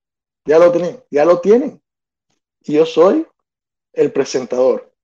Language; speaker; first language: Spanish; early bilingual, other home language; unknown